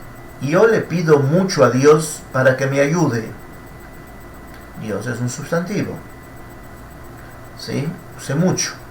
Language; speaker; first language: Spanish; non-native, fluent; Portuguese